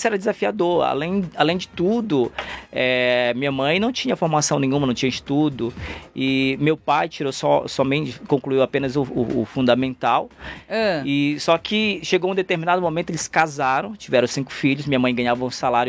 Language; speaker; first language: Portuguese; native; Portuguese